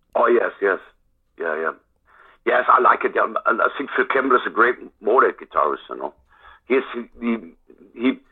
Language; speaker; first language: English; non-native, fluent; German